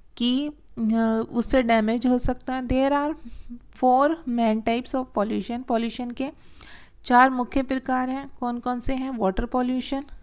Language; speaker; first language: Hindi; native; Hindi